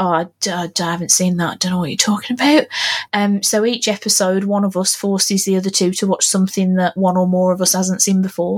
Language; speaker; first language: English; native; English